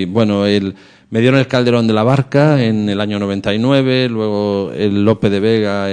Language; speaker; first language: Spanish; native; Spanish